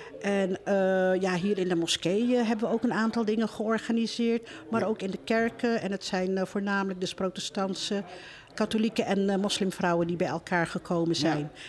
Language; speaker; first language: Dutch; early bilingual, other home language; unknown